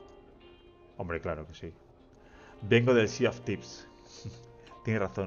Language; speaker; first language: Spanish; native; Spanish